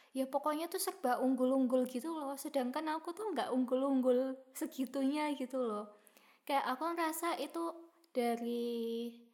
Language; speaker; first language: Indonesian; native; Indonesian